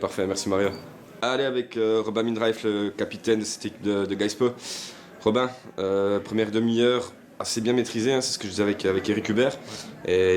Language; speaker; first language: French; native; French